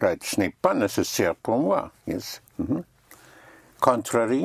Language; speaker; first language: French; non-native, fluent; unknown